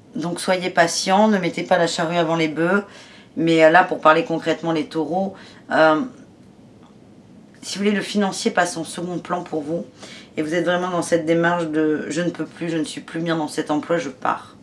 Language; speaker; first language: French; native; French